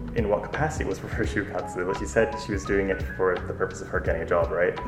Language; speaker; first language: English; native; English